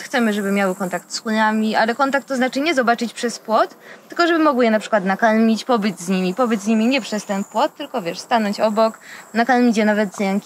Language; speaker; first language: Polish; native; Polish